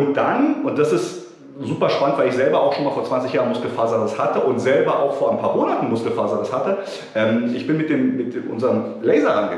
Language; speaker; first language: German; native; German